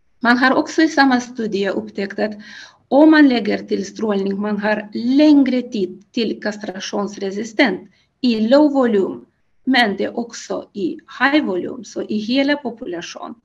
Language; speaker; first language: Swedish; non-native, fluent; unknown